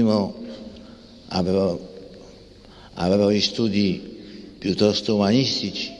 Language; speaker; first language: Italian; non-native, fluent; Polish